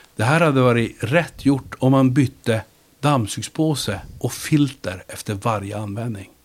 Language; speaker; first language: Swedish; native; Swedish